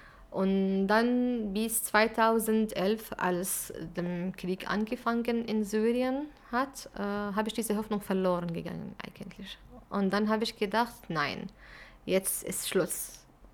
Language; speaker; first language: German; non-native, fluent; Arabic